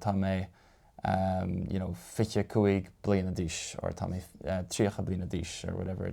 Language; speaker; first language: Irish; non-native, local second language; English